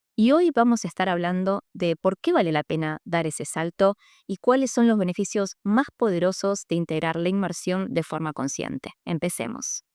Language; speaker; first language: Spanish; native; Spanish